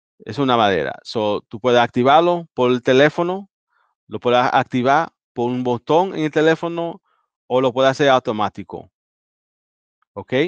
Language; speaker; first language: Spanish; early bilingual, heritage; Spanish